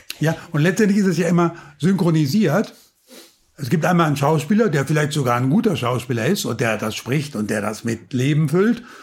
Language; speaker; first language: German; native; German